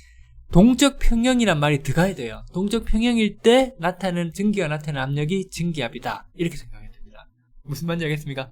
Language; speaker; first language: Korean; native; Korean